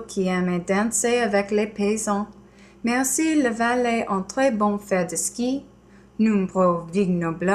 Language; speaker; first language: French; non-native, learner; English